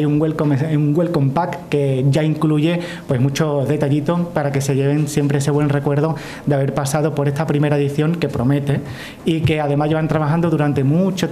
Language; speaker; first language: Spanish; native; Spanish